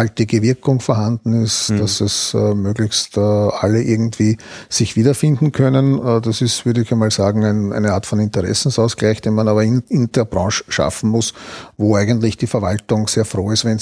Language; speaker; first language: German; native; German